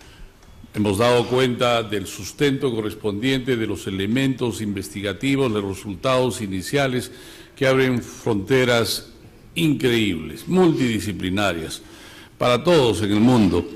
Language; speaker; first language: Spanish; native; Spanish